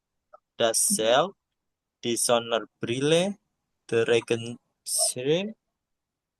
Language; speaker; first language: German; non-native, learner; Indonesian